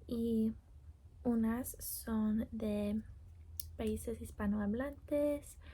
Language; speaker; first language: Spanish; non-native, learner; English